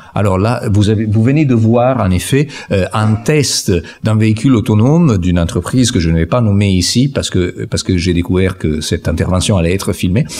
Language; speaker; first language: French; non-native, fluent; Italian